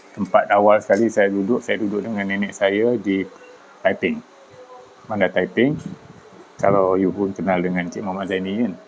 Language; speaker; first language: Malay; native; Malay